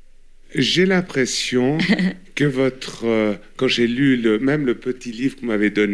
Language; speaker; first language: French; native; French